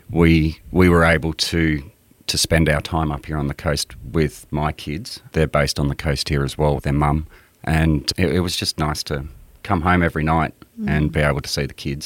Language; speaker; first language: English; native; English